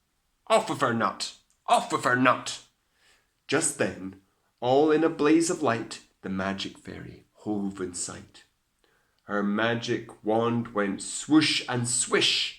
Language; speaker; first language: English; native; English